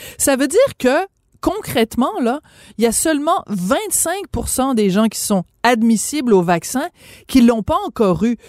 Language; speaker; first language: French; native; French